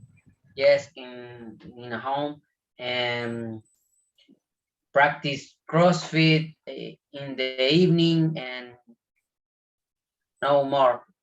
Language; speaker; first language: English; non-native, learner; Spanish